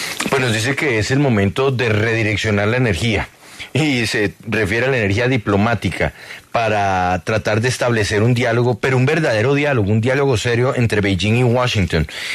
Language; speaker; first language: Spanish; native; Spanish